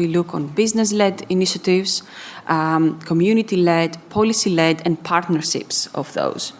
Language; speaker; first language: English; non-native, fluent; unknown